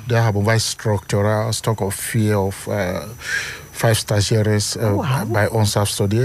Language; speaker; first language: Dutch; non-native, learner; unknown